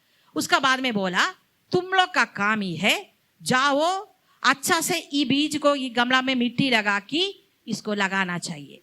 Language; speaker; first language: Hindi; non-native, local second language; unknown